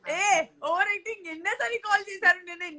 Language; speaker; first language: Telugu; non-native, local second language; Gujarati